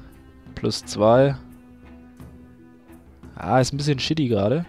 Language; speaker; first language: German; native; German